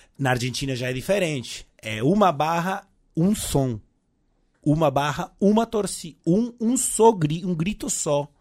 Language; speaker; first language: Portuguese; non-native, fluent; Spanish